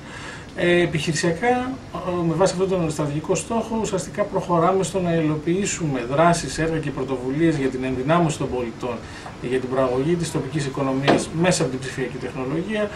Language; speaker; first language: Greek; native; Greek